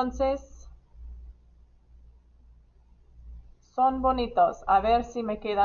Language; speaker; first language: Spanish; non-native, fluent; English